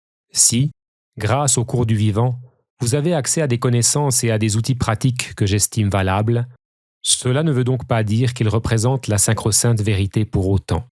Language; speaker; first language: French; native; French